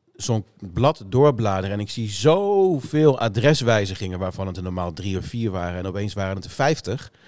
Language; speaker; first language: Dutch; native; Dutch